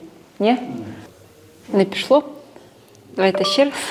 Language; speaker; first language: Ukrainian; native; Ukrainian